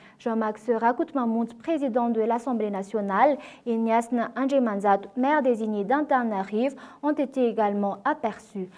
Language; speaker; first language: French; non-native, local second language; Malagasy